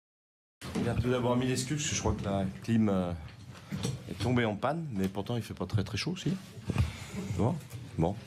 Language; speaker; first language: French; native; French